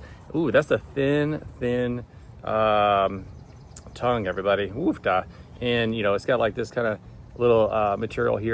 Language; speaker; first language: English; native; English